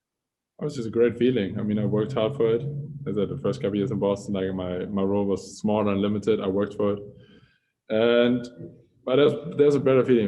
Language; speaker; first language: English; non-native, fluent; German